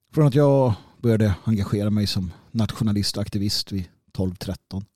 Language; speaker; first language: Swedish; native; Swedish